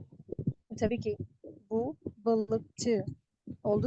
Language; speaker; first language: Turkish; non-native, learner; Urdu